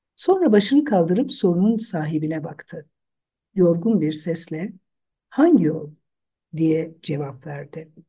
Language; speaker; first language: Turkish; non-native, local second language; Zaza